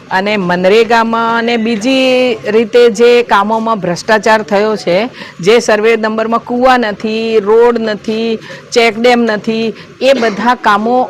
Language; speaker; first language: Gujarati; native; Gujarati